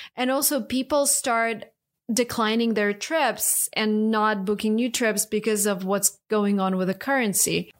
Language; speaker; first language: English; non-native, fluent; Russian